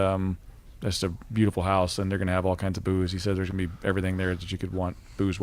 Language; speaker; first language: English; native; English